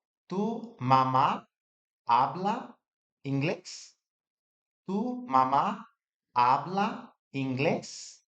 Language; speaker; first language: Spanish; non-native, fluent; English